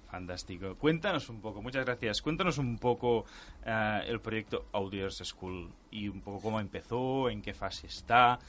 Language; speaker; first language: Spanish; non-native, local second language; Catalan